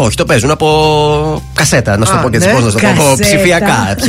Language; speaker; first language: Greek; native; Greek